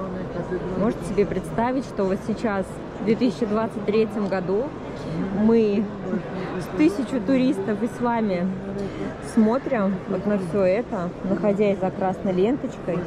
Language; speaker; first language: Russian; native; Russian